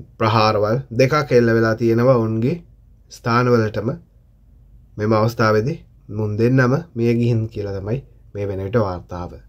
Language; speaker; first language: Sinhala; non-native, local second language; Tamil